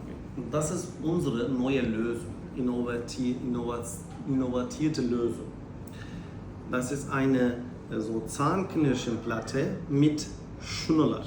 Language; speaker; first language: German; non-native, learner; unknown